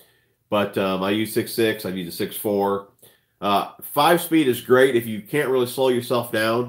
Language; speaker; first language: English; native; English